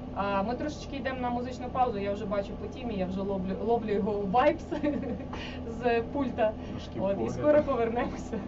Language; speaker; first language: Ukrainian; native; Ukrainian